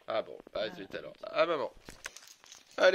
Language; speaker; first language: French; native; French